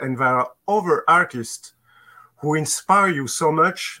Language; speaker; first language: English; non-native, fluent; French